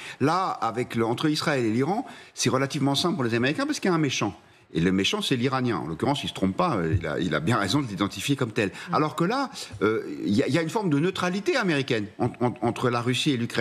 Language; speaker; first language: French; native; French